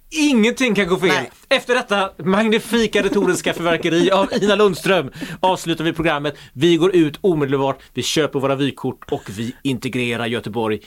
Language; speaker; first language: Swedish; native; Swedish